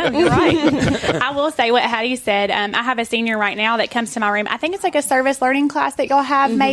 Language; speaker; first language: English; native; English